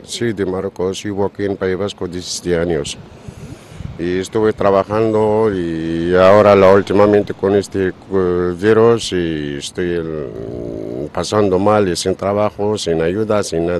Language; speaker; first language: Spanish; non-native, learner; Arabic